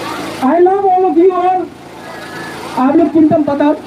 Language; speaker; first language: Hindi; non-native, local second language; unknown